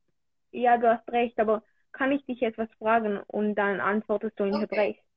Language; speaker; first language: German; early bilingual, other home language; Hebrew